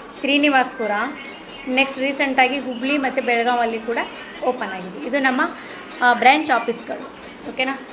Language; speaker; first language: Kannada; native; Kannada